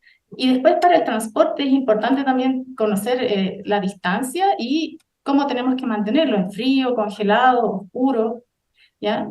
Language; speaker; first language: Spanish; native; Spanish